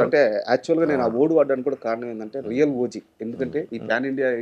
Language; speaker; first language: Telugu; native; Telugu